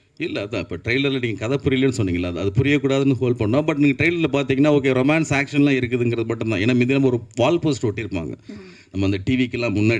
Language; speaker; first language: Tamil; native; Tamil